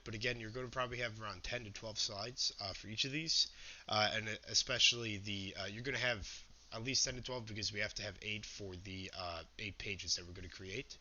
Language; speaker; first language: English; native; English